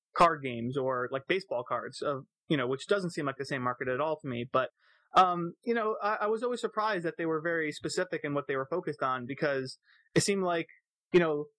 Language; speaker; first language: English; native; English